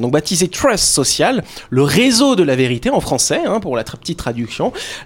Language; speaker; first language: French; native; French